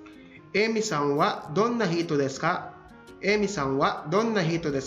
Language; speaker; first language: Japanese; non-native, fluent; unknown